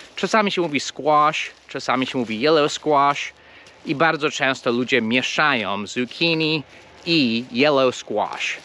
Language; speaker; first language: Polish; non-native, fluent; English